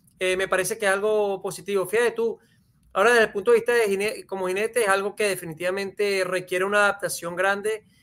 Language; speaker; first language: Spanish; native; Spanish